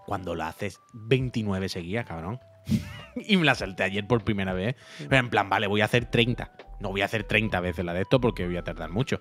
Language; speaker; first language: Spanish; native; Spanish